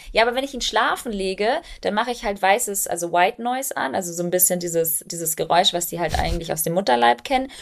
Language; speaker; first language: German; early bilingual, other home language; Albanian